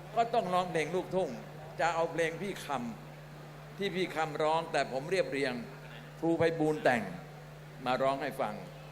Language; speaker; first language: Thai; native; Thai